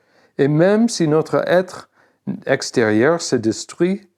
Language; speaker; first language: French; non-native, fluent; English